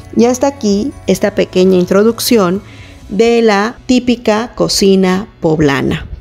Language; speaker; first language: Spanish; native; Spanish